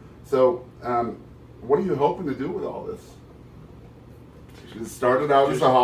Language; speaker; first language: English; native; English